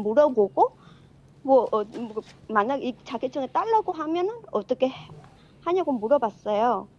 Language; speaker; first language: Korean; non-native, fluent; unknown